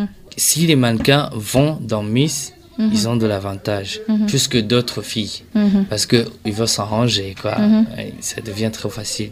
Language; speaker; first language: French; non-native, local second language; Rundi